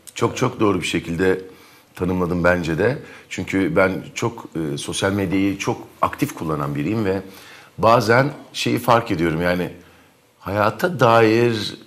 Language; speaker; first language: Turkish; native; Turkish